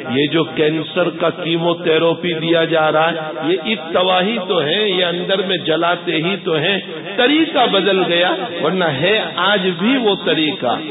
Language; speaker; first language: Urdu; non-native, local second language; Gujarati